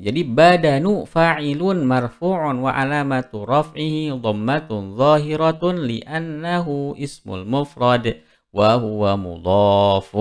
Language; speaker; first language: Arabic; non-native, fluent; Indonesian